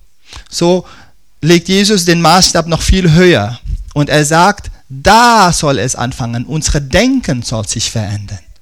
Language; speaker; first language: German; non-native, fluent; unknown